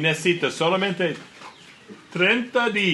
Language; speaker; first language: Spanish; non-native, learner; English